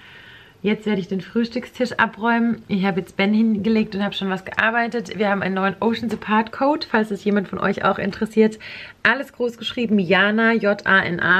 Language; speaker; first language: German; native; German